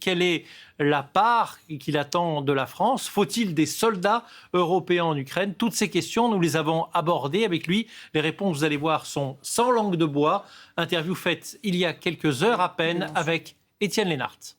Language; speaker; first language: French; native; French